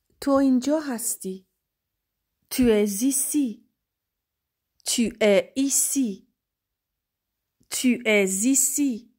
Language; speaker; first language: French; non-native, fluent; Persian